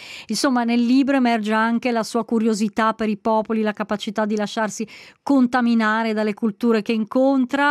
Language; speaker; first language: Italian; native; Italian